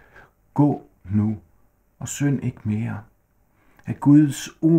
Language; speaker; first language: Danish; native; Danish